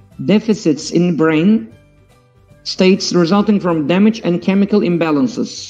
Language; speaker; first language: English; non-native, fluent; Turkish